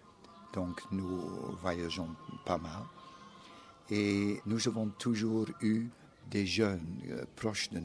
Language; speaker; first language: French; non-native, fluent; Dutch